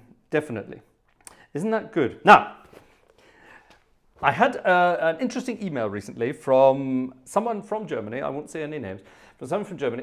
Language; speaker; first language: English; native; English